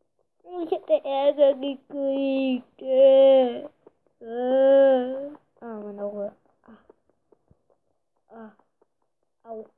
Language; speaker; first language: German; early bilingual, other home language; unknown